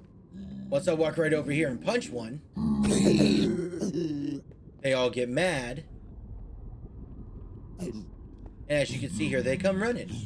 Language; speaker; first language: English; native; English